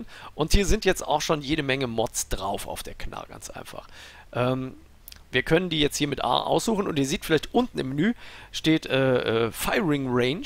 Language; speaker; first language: German; native; German